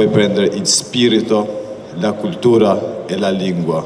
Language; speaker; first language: Italian; non-native, learner; Albanian